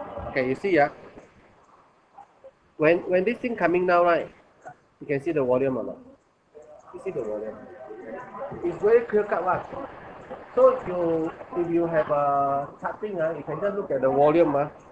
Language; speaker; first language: English; non-native, local second language; Chinese